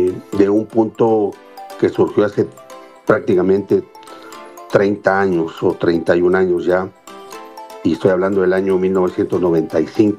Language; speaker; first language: Spanish; native; Spanish